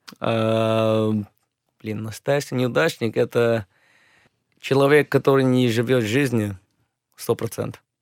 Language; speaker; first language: Russian; early bilingual, other home language; English